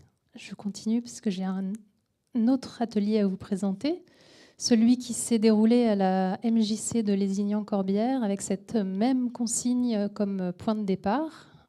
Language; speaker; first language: French; native; French